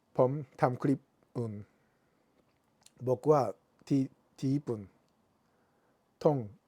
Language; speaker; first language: Thai; non-native, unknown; Japanese